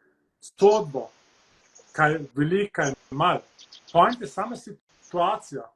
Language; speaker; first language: Slovenian; early bilingual, heritage; Slovenian